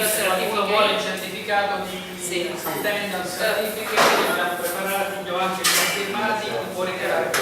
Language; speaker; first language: Italian; native; Italian